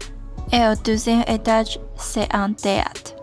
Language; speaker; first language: French; non-native, learner; Chinese